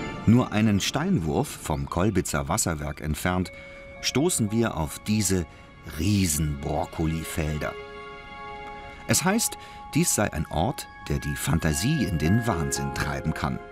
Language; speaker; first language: German; native; German